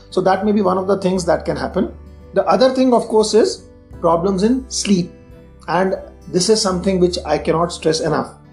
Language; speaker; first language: English; non-native, local second language; Hindi